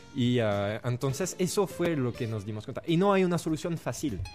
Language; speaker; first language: Spanish; non-native, fluent; French